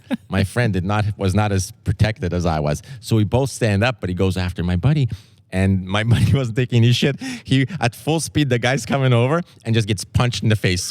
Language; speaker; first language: English; native; English